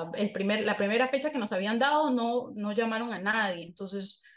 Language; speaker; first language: Spanish; native; Spanish